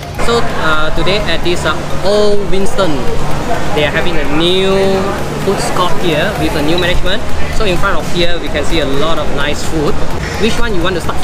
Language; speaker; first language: English; non-native, local second language; Min Nan Chinese